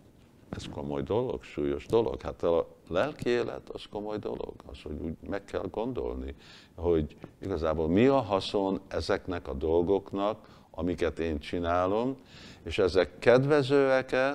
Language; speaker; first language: Hungarian; early bilingual, heritage; Hungarian